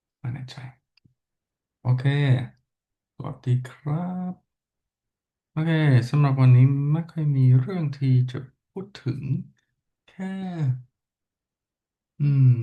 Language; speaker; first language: Thai; non-native, learner; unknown